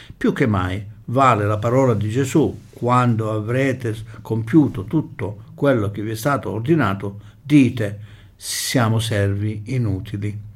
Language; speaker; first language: Italian; early bilingual, heritage; Italian